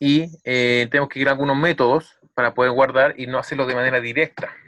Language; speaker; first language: Spanish; native; Spanish